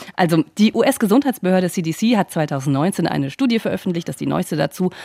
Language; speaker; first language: German; native; German